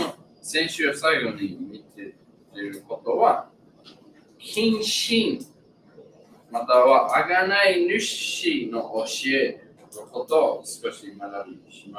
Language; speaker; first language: Japanese; non-native, learner; English